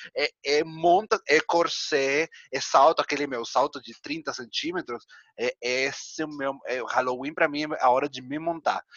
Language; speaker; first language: Portuguese; non-native, fluent; Spanish